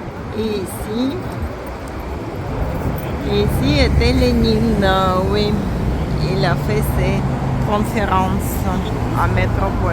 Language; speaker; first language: French; non-native, learner; Russian